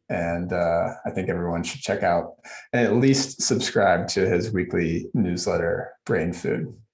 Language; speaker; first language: English; native; English